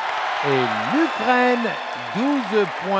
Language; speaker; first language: French; non-native, learner; Turkish